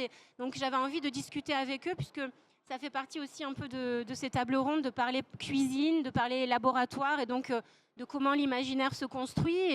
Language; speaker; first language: French; native; French